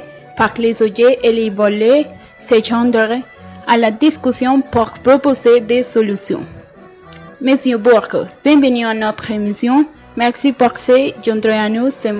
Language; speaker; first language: French; non-native, learner; Spanish